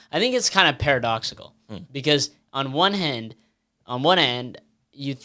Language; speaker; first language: English; native; English